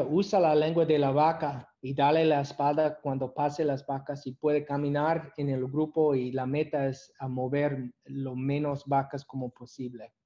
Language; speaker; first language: Spanish; non-native, learner; English